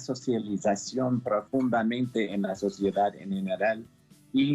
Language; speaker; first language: Spanish; non-native, fluent; English